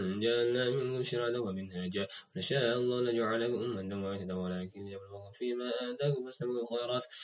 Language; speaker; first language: Arabic; non-native, learner; Indonesian